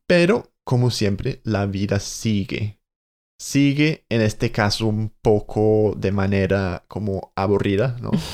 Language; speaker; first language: Spanish; non-native, fluent; English